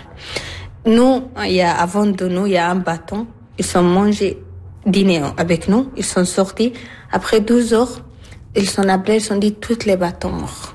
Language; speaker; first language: French; non-native, learner; Arabic